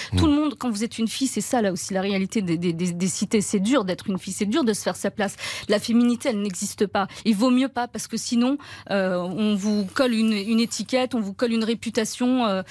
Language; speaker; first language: French; early bilingual, other home language; Turkish